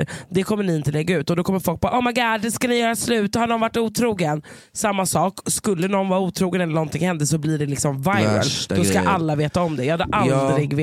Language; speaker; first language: Swedish; native; Swedish